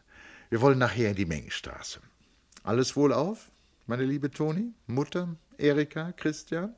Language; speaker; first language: German; native; German